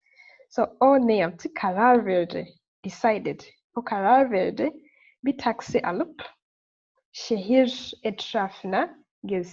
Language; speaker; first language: Turkish; non-native, fluent; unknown